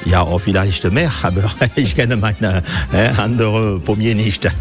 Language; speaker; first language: German; non-native, learner; French